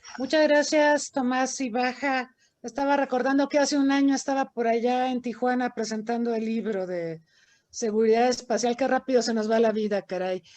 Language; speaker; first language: Spanish; native; Spanish